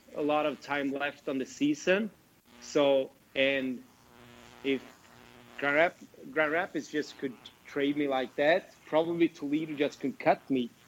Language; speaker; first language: English; non-native, fluent; Swedish